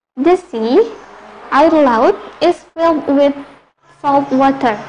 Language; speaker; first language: English; non-native, local second language; Indonesian